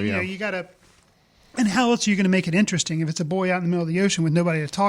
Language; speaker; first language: English; native; English